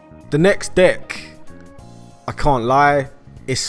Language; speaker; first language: English; native; English